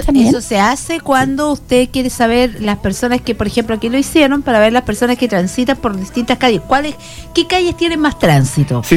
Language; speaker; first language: Spanish; native; Spanish